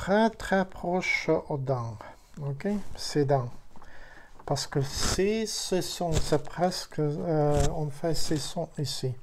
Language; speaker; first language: French; non-native, fluent; Ukrainian